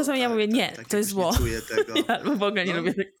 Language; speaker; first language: Polish; early bilingual, heritage; English